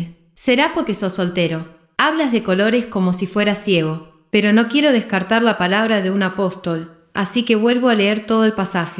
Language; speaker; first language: Spanish; native; Spanish